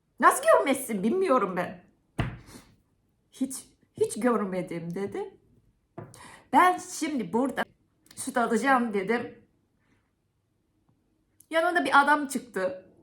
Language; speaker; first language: Turkish; non-native, fluent; Japanese